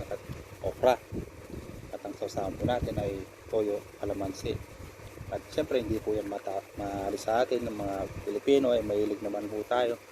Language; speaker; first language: Filipino; non-native, local second language; Pampanga